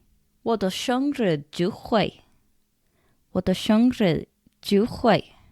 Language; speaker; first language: Chinese; non-native, learner; English